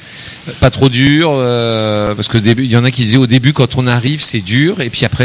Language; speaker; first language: French; native; French